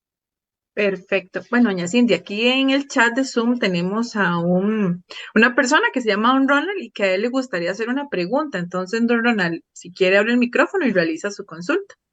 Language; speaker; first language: Spanish; native; Spanish